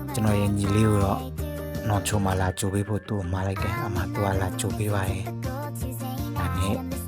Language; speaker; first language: Burmese; native; Burmese